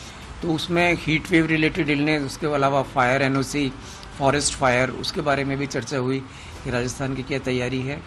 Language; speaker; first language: Hindi; native; Hindi